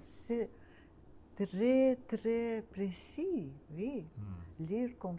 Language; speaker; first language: French; non-native, learner; Russian